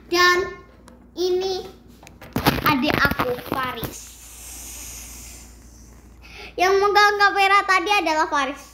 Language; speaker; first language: Indonesian; early bilingual, heritage; Indonesian